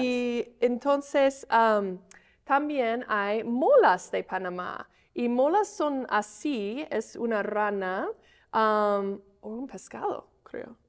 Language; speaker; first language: Spanish; non-native, fluent; English